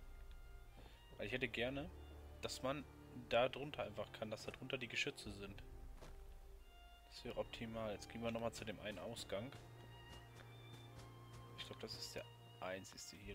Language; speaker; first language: German; native; German